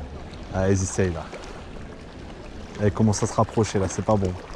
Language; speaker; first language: French; native; French